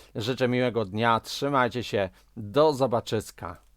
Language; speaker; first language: Polish; native; Polish